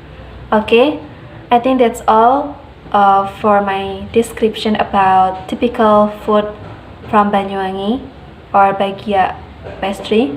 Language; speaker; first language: English; non-native, learner; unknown